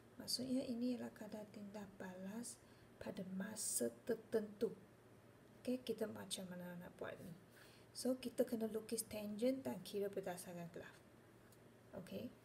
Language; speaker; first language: Malay; non-native, local second language; Chinese